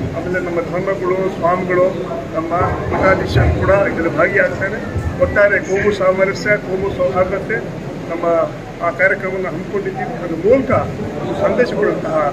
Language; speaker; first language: Kannada; non-native, local second language; Urdu